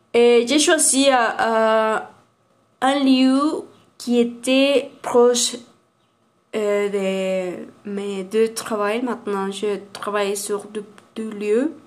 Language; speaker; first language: French; non-native, learner; Spanish